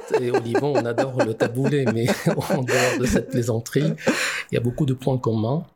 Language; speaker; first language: French; non-native, local second language; Arabic